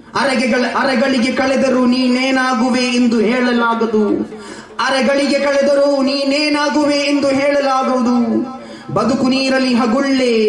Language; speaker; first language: Kannada; non-native, local second language; Malayalam